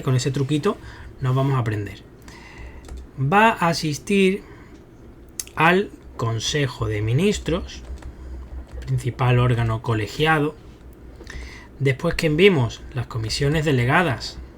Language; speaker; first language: Spanish; native; Spanish